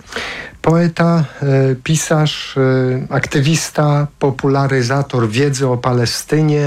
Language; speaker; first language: Polish; native; Polish